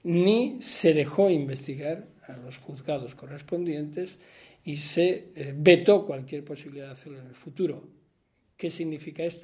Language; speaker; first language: Spanish; native; Spanish